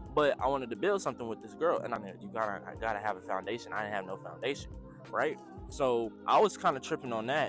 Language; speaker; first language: English; native; English